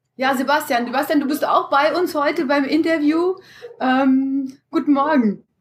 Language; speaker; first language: German; native; German